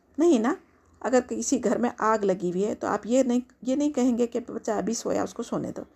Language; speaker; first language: Urdu; native; Urdu